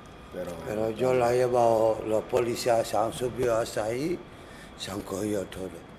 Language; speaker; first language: Spanish; non-native, learner; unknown